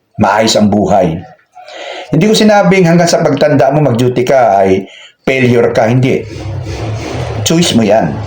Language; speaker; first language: Filipino; non-native, local second language; Cebuano